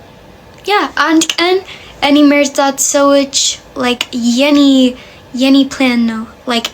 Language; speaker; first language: Amharic; non-native, learner; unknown